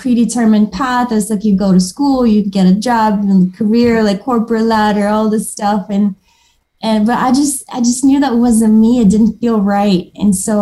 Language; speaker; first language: English; early bilingual, other home language; Romanian